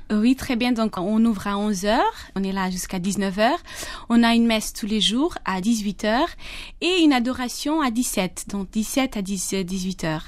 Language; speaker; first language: French; non-native, fluent; Portuguese